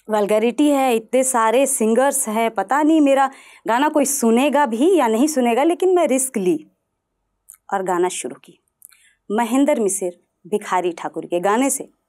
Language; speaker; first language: Hindi; non-native, local second language; Bhojpuri